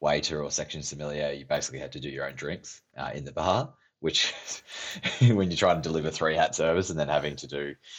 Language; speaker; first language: English; native; English